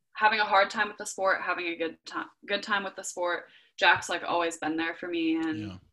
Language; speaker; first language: English; native; English